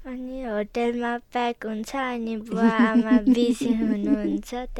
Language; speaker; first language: Nepali; early bilingual, other home language; Chinese